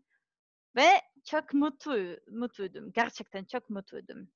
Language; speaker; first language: Turkish; non-native, learner; Serbian